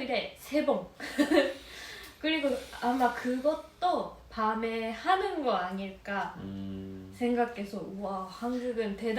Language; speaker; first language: Korean; non-native, fluent; Japanese